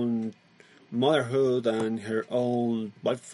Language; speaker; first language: English; non-native, learner; Spanish